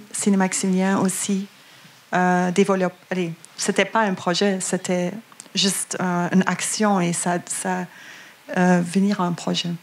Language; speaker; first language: French; non-native, learner; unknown